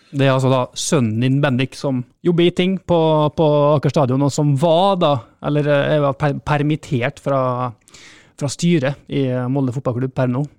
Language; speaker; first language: Norwegian; native; Norwegian